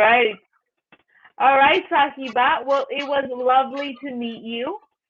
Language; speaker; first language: English; non-native, fluent; Spanish